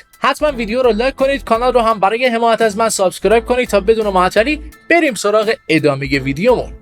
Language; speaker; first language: Persian; native; Persian